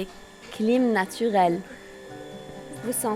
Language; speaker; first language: French; non-native, local second language; Arabic